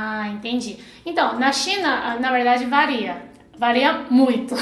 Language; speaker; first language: Portuguese; non-native, fluent; Chinese